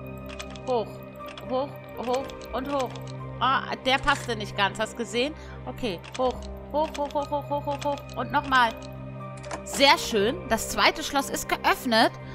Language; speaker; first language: German; native; German